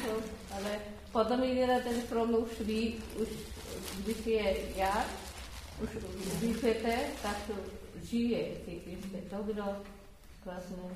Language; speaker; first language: Czech; non-native, learner; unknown